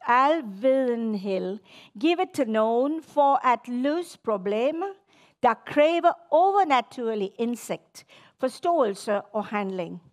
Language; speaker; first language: Danish; non-native, fluent; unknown